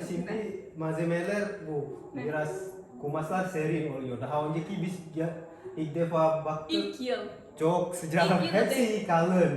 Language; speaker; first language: Turkish; non-native, learner; Indonesian